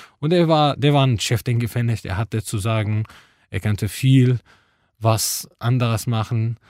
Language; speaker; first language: German; non-native, fluent; Arabic